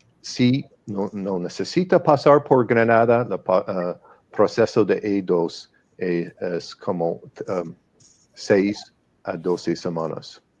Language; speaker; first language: Spanish; non-native, fluent; English